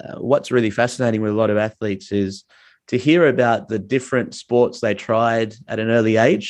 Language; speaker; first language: English; native; English